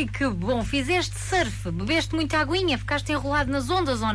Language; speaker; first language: Portuguese; native; Portuguese